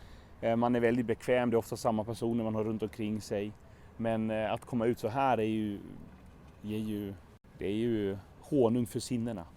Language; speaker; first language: Swedish; native; Swedish